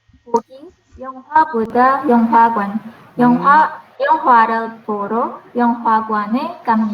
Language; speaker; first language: Korean; non-native, learner; Indonesian